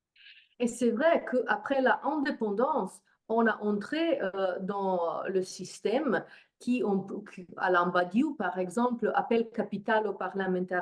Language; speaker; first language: French; non-native, fluent; Slovenian